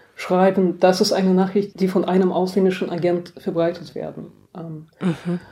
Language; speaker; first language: German; non-native, fluent; Russian